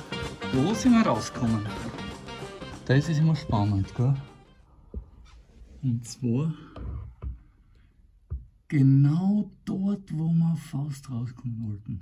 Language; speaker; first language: German; native; German